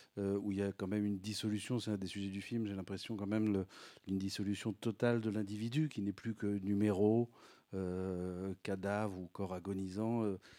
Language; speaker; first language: French; native; French